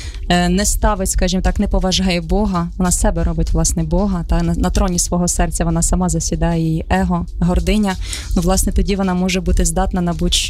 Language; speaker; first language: Ukrainian; native; Ukrainian